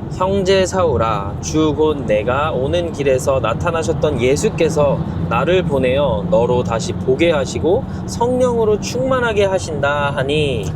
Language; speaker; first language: Korean; native; Korean